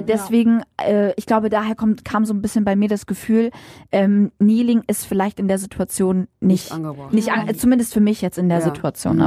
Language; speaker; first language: German; early bilingual, other home language; Arabic